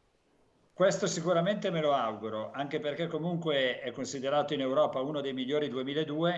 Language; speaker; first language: Italian; native; Italian